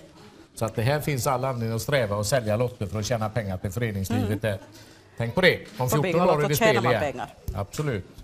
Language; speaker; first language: Swedish; native; Swedish